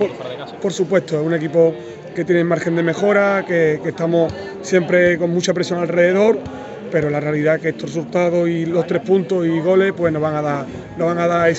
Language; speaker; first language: Spanish; native; Spanish